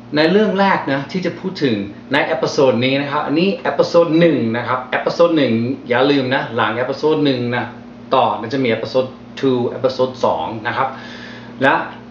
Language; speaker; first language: Thai; non-native, fluent; English